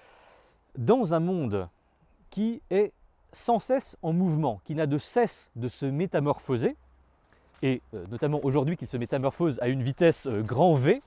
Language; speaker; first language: French; native; French